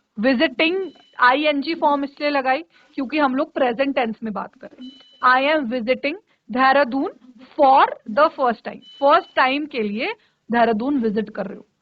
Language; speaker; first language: Hindi; native; Hindi